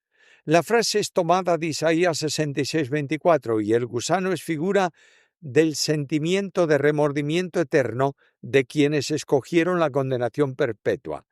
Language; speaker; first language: Spanish; native; Spanish